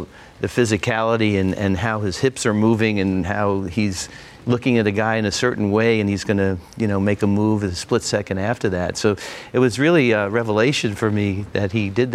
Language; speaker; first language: English; native; English